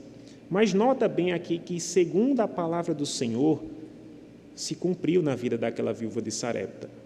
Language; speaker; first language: Portuguese; native; Portuguese